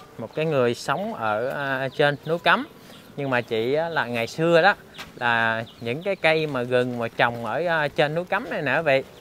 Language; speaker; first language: Vietnamese; native; Vietnamese